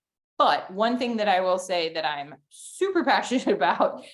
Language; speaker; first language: English; native; English